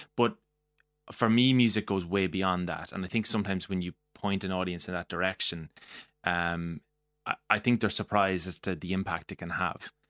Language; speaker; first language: English; native; English